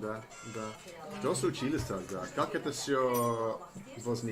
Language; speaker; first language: Russian; non-native, learner; English